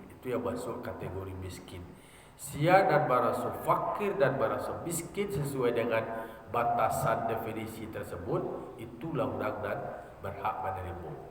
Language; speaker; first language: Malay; non-native, local second language; Minangkabau